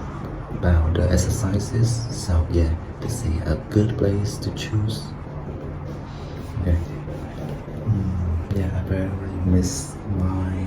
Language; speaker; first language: English; non-native, learner; Vietnamese